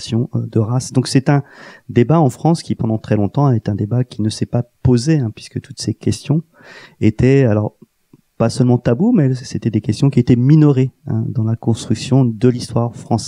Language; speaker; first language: French; native; French